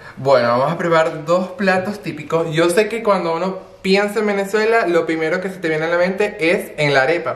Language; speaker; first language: Spanish; native; Spanish